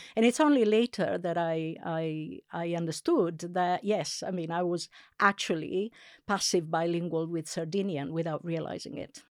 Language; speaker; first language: English; non-native, fluent; Italian